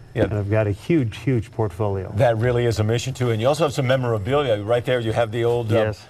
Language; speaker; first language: English; native; English